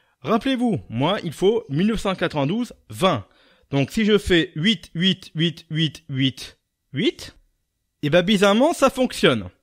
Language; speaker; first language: French; native; French